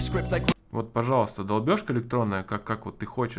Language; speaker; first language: Russian; native; Russian